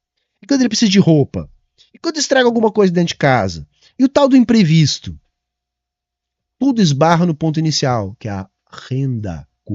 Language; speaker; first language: Portuguese; native; Portuguese